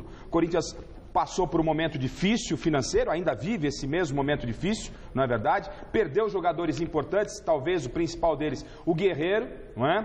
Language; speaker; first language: Portuguese; native; Portuguese